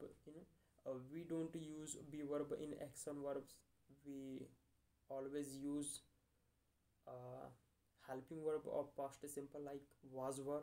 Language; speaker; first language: English; non-native, learner; Hindi